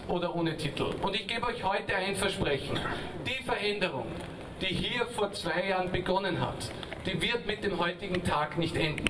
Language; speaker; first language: German; native; German